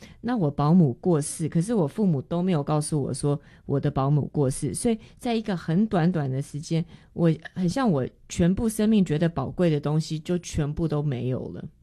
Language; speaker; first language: Chinese; non-native, fluent; Korean